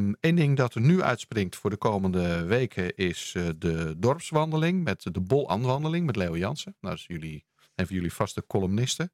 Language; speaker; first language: Dutch; native; Dutch